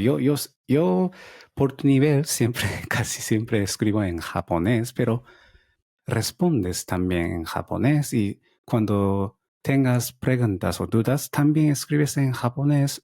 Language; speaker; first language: Spanish; non-native, learner; Japanese